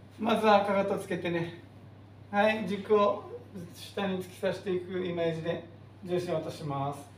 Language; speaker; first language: Japanese; native; Japanese